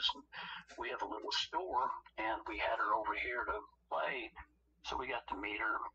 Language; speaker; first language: English; native; English